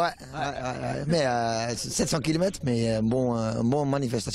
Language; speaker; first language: French; non-native, learner; Dutch